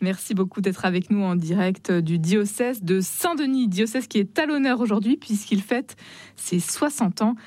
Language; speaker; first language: French; native; French